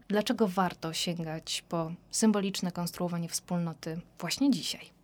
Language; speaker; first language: Polish; native; Polish